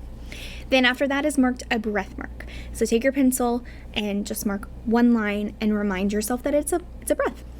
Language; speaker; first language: English; native; English